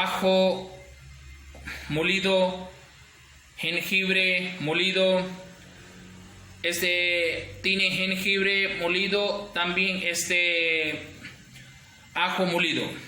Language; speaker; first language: Spanish; non-native, learner; Urdu